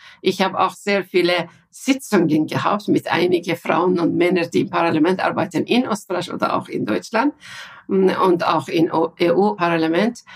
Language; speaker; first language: German; non-native, fluent; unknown